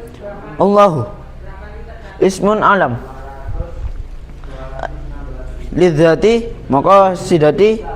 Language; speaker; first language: Arabic; non-native, fluent; Indonesian